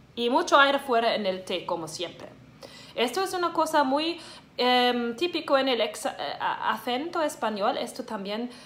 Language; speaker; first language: Spanish; non-native, fluent; German